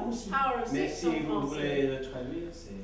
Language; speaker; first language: French; non-native, learner; English